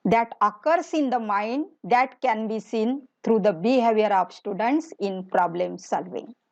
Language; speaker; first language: English; non-native, local second language; Marathi